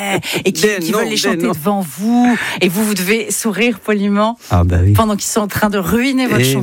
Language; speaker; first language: French; native; French